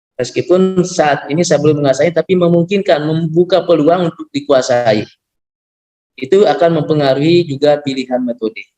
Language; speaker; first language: Indonesian; non-native, local second language; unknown